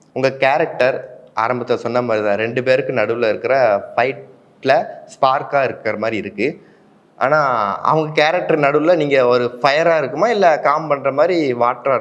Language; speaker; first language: Tamil; native; Tamil